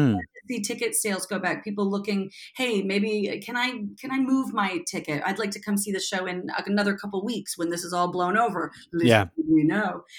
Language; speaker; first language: English; native; English